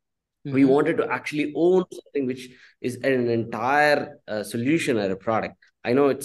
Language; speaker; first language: English; non-native, local second language; Telugu